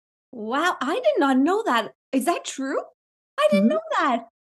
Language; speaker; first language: English; non-native, local second language; French